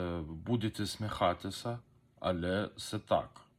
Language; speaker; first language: Ukrainian; non-native, learner; Persian